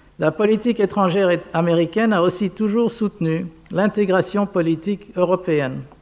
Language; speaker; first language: French; non-native, fluent; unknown